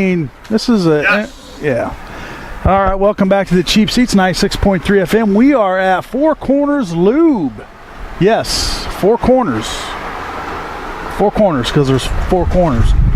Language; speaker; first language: English; native; English